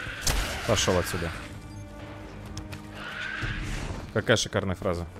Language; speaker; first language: Russian; native; Russian